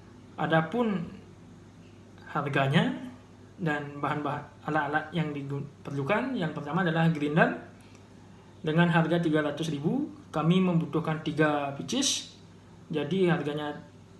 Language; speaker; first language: Indonesian; native; Indonesian